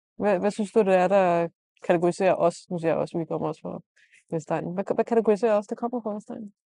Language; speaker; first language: Danish; native; Danish